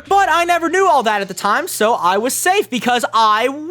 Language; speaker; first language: English; native; English